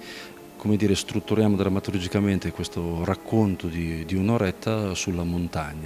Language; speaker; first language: Italian; native; Italian